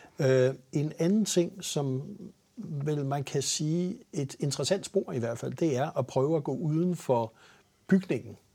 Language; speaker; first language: Danish; native; Danish